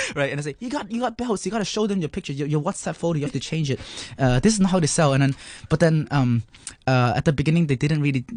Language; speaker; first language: English; non-native, local second language; Cantonese